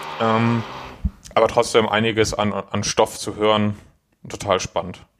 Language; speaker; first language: German; native; German